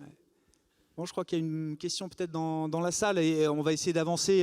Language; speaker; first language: French; native; French